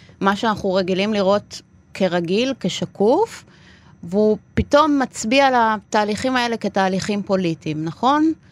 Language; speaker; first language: Hebrew; non-native, fluent; Spanish